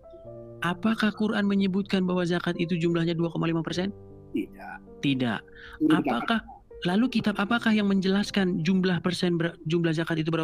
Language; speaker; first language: Indonesian; native; Indonesian